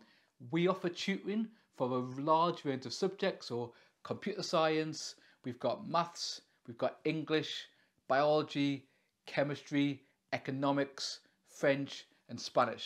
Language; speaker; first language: English; native; English